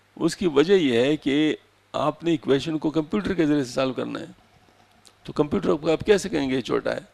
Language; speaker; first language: Urdu; non-native, local second language; Pashto